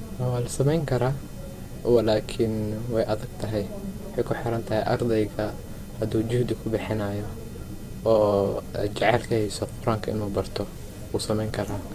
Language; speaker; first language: Somali; early bilingual, heritage; Somali